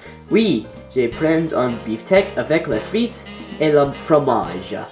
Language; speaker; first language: French; non-native, learner; English